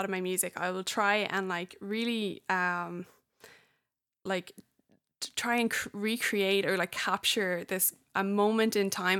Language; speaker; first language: English; native; English